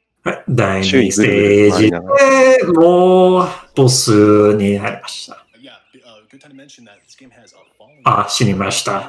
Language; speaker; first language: Japanese; non-native, learner; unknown